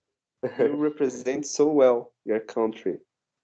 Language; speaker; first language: English; non-native, learner; Portuguese